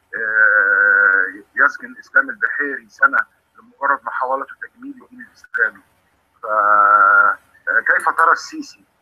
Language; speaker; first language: Arabic; native; Arabic